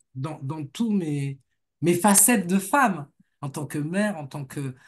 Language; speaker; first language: French; native; French